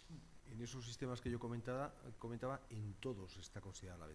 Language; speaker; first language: Spanish; native; Spanish